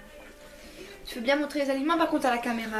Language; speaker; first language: French; early bilingual, other home language; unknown